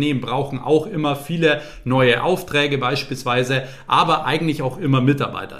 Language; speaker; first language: German; native; German